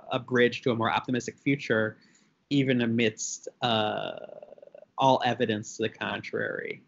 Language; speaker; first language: English; native; English